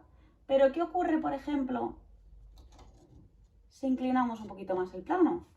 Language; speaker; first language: Spanish; native; Spanish